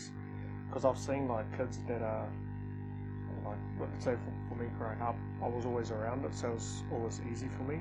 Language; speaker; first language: English; non-native, local second language; Māori